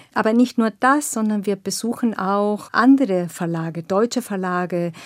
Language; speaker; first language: German; non-native, fluent; Spanish